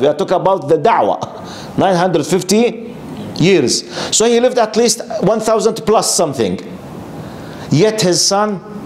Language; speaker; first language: English; non-native, fluent; Arabic